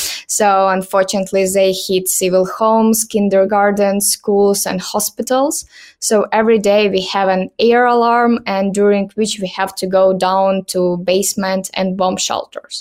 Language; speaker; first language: English; non-native, learner; Ukrainian